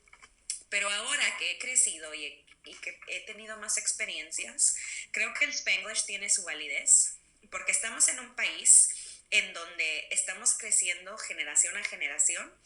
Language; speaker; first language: Spanish; early bilingual, other home language; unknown